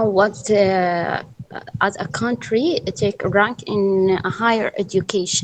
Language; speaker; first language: English; non-native, learner; Arabic